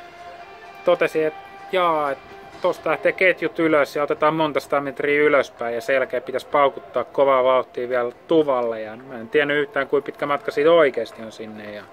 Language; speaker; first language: Finnish; native; Finnish